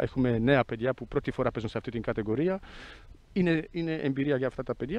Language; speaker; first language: Greek; non-native, fluent; Polish